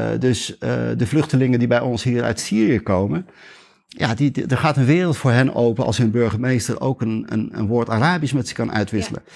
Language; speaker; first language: Dutch; early bilingual, other home language; Riffian